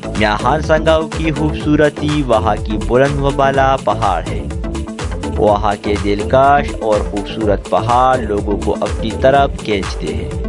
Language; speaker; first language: Urdu; non-native, local second language; Pashto